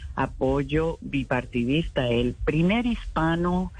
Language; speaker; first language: Spanish; native; Spanish